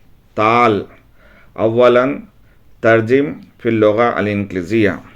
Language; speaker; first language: Arabic; non-native, fluent; Urdu